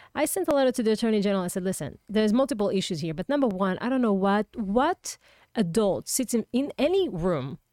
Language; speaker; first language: English; non-native, fluent; Hebrew